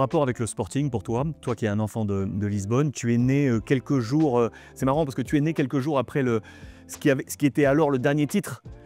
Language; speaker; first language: French; native; French